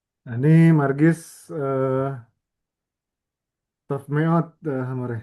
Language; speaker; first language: Hebrew; non-native, learner; Indonesian